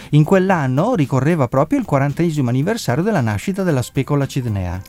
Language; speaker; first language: Italian; native; Italian